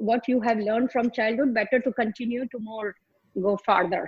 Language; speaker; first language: English; non-native, local second language; Hindi